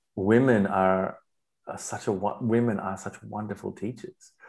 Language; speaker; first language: English; non-native, local second language; Sinhala